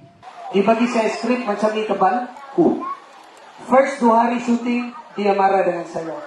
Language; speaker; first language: Indonesian; non-native, fluent; Filipino